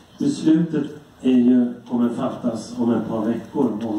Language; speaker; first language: Swedish; native; Swedish